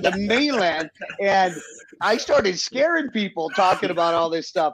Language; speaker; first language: English; native; English